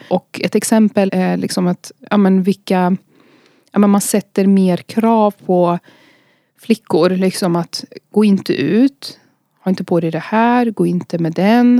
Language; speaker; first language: Swedish; early bilingual, other home language; Arabic